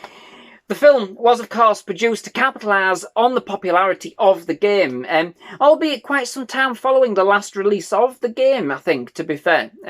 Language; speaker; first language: English; native; English